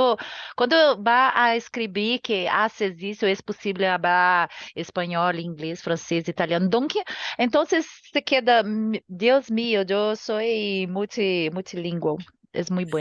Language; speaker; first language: Spanish; non-native, learner; Portuguese